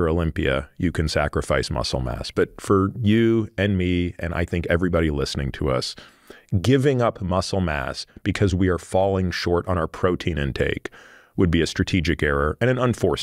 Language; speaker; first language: English; native; English